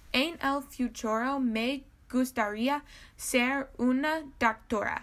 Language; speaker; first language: Spanish; non-native, learner; English